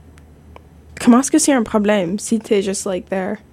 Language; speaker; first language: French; non-native, local second language; English